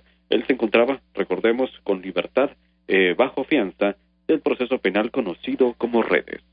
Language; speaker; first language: Spanish; native; Spanish